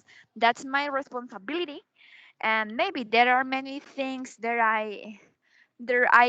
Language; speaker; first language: English; non-native, learner; Spanish